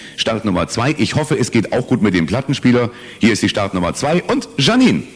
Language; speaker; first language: German; native; German